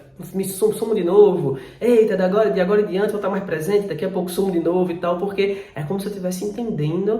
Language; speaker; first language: Portuguese; native; Portuguese